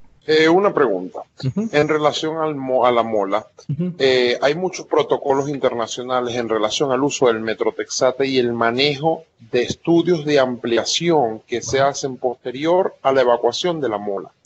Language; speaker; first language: Spanish; native; Spanish